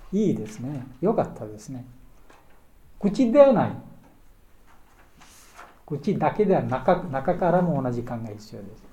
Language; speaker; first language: Japanese; non-native, learner; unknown